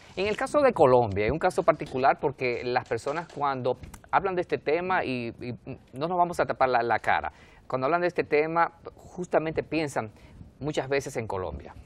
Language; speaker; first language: Spanish; native; Spanish